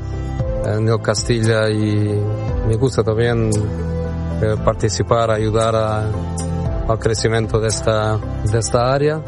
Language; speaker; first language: Spanish; non-native, fluent; Portuguese